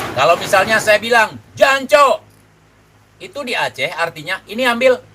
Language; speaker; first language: Indonesian; non-native, local second language; Achinese